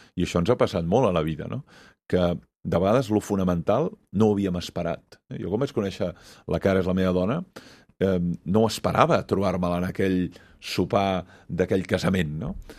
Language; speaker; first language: Catalan; native; Catalan